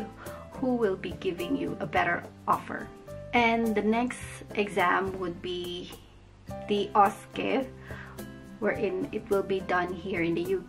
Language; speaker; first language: English; non-native, local second language; Filipino